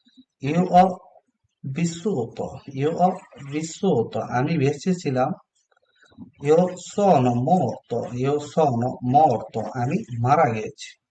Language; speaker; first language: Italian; non-native, learner; Bangla